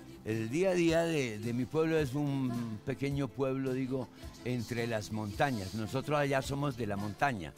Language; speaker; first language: Spanish; early bilingual, other home language; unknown